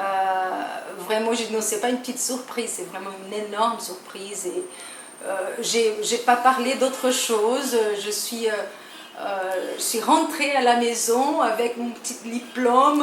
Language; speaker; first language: French; non-native, fluent; Portuguese